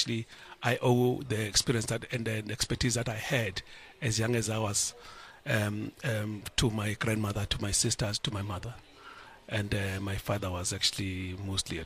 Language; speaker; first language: English; non-native, local second language; Xhosa